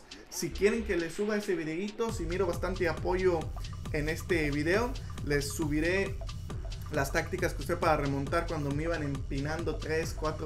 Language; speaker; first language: Spanish; native; Spanish